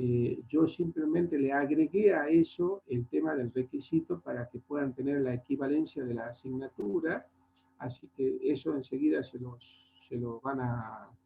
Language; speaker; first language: Spanish; native; Spanish